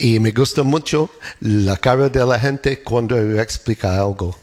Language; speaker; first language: Spanish; non-native, learner; English